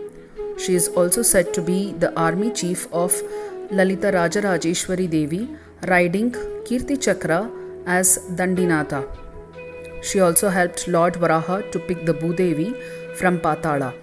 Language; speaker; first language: English; non-native, local second language; Kannada